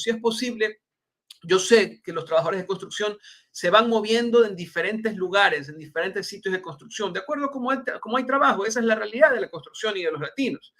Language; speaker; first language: Spanish; native; Spanish